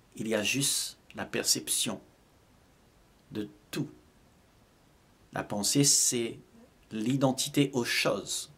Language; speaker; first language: French; native; French